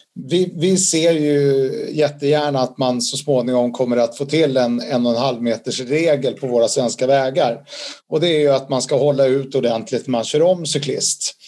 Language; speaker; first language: Swedish; native; Swedish